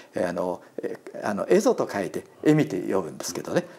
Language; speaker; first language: Japanese; native; Japanese